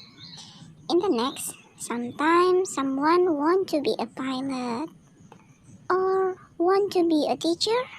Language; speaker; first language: English; non-native, fluent; Indonesian